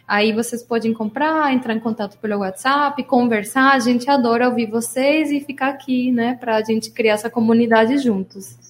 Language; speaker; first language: Portuguese; non-native, fluent; Spanish